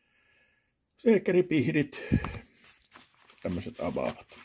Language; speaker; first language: Finnish; native; Finnish